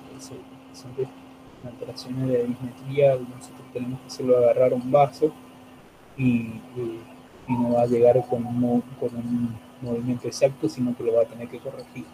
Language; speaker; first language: Spanish; native; Spanish